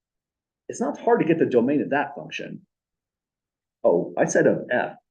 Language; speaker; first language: English; native; English